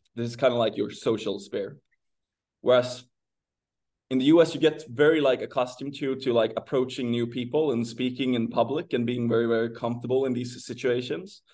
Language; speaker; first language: English; non-native, fluent; Swedish